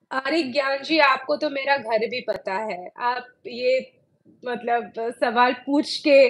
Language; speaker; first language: Hindi; non-native, local second language; Bangla